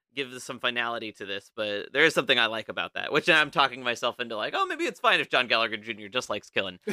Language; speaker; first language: English; native; English